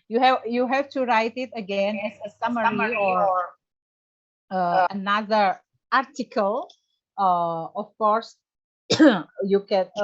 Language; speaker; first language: English; non-native, fluent; Indonesian